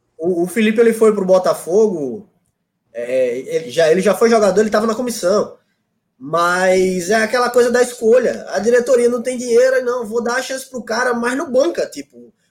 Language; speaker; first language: Portuguese; native; Portuguese